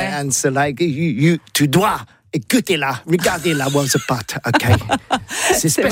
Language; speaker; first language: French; non-native, learner; English